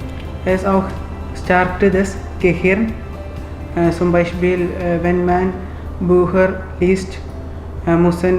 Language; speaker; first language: German; non-native, learner; Malayalam